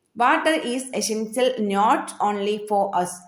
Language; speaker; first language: English; non-native, local second language; Malayalam